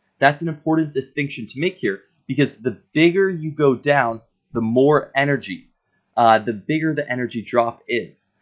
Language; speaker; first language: English; native; English